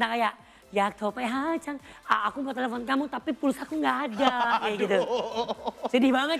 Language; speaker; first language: Indonesian; non-native, fluent; Thai